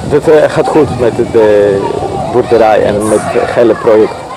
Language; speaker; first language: Dutch; non-native, learner; Polish